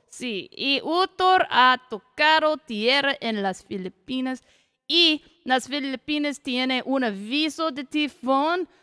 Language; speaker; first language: Spanish; non-native, learner; English